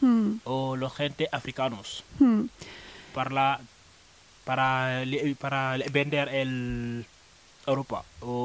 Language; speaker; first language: Spanish; non-native, learner; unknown